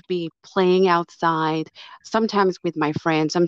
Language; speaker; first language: English; non-native, fluent; French